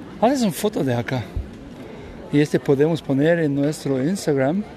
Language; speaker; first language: Spanish; non-native, learner; German